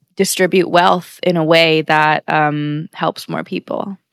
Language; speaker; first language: English; native; English